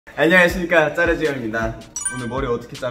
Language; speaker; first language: Korean; native; Korean